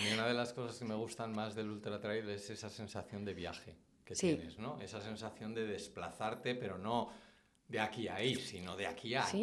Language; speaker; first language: Spanish; native; Spanish